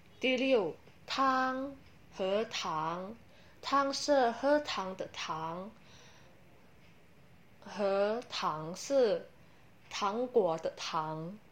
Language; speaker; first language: Chinese; non-native, learner; Indonesian